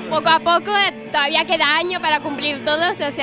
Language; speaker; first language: Spanish; native; Spanish